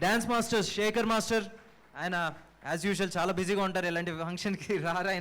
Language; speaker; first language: Telugu; native; Telugu